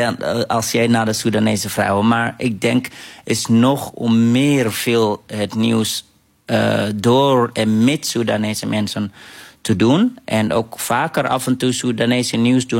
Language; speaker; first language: Dutch; non-native, fluent; Arabic